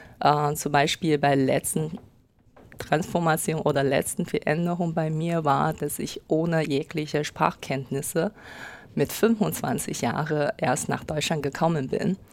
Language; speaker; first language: German; non-native, fluent; Chinese